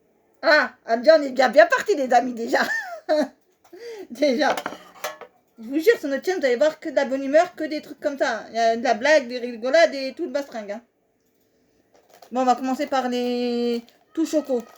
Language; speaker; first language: French; native; French